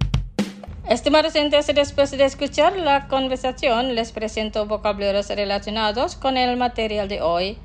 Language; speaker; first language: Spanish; non-native, fluent; Indonesian